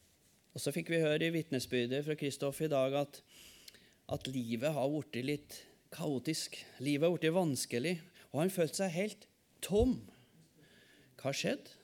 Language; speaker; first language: Norwegian; native; Norwegian